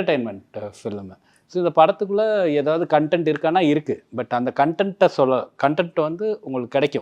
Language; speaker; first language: Tamil; native; Tamil